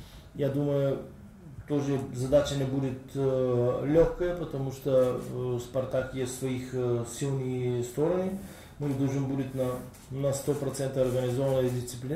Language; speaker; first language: Russian; non-native, learner; Bulgarian